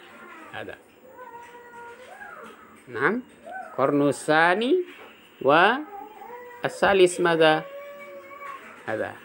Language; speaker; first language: Arabic; non-native, fluent; Indonesian